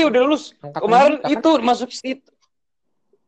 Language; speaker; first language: Indonesian; native; Indonesian